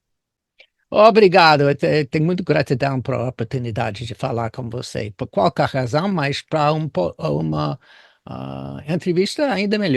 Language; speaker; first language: Portuguese; non-native, fluent; English